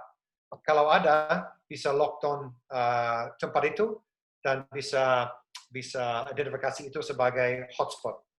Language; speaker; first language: Indonesian; non-native, fluent; English